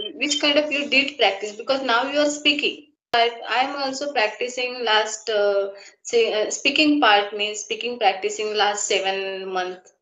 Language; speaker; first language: English; non-native, learner; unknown